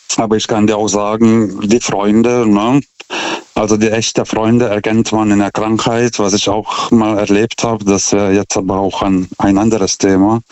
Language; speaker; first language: German; non-native, fluent; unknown